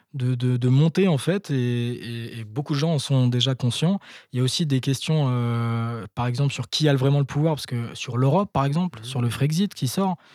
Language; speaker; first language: French; native; French